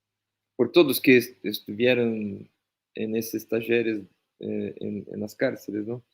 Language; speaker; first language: Spanish; non-native, fluent; Portuguese